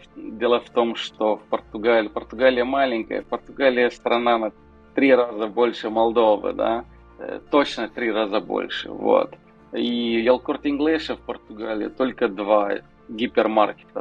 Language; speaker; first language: Russian; non-native, local second language; Romanian